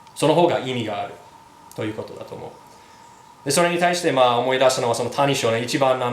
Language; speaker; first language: Japanese; non-native, fluent; English